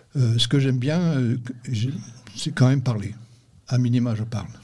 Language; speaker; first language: French; native; French